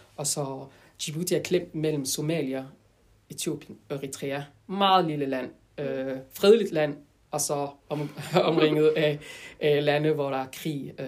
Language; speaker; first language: Danish; non-native, fluent; French